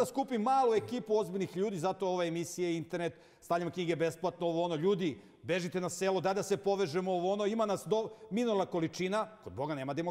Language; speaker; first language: Serbian; native; Serbian